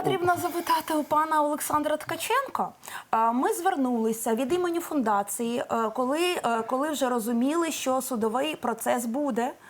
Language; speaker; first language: Ukrainian; native; Ukrainian